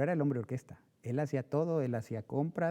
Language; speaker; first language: Spanish; native; Spanish